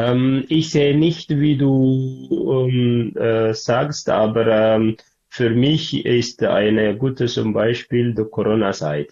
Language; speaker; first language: German; non-native, learner; Tigrinya